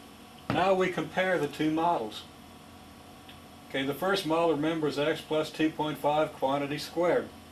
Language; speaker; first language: English; native; English